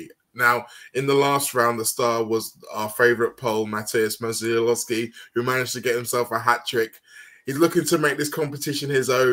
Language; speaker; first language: English; native; English